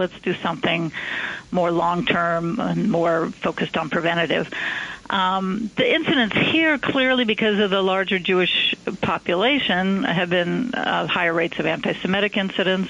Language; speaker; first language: English; native; English